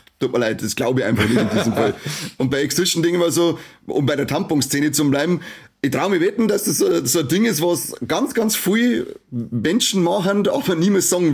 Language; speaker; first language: German; native; German